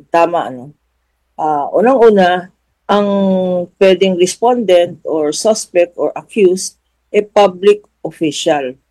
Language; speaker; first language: Filipino; native; Filipino